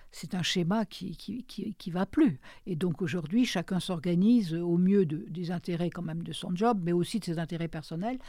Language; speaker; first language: French; native; French